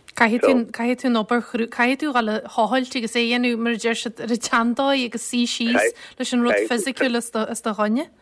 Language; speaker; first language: Irish; native; Irish